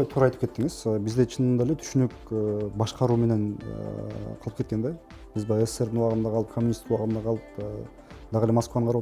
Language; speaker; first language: Kyrgyz; native; Kyrgyz